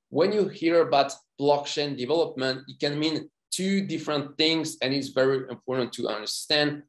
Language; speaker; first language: English; non-native, fluent; French